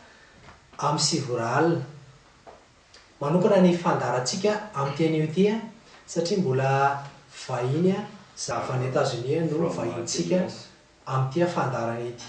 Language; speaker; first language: Malagasy; native; Malagasy